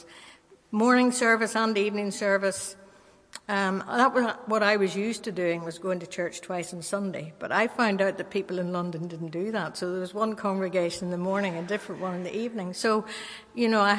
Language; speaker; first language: English; native; English